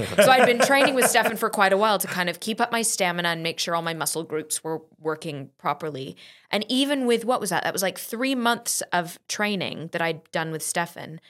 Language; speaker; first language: English; native; English